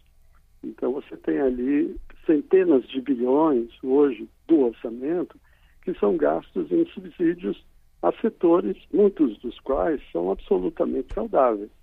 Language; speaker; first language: Portuguese; native; Portuguese